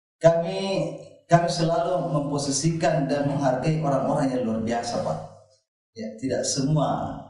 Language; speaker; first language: Indonesian; native; Indonesian